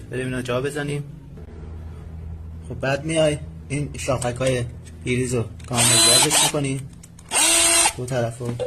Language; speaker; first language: Persian; native; Persian